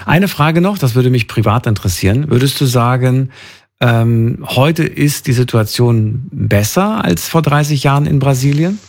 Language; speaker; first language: German; native; German